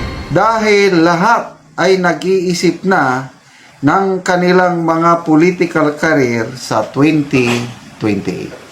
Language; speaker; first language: Filipino; native; Filipino